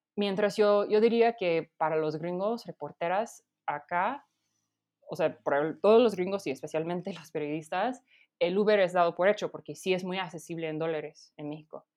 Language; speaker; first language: Spanish; non-native, fluent; English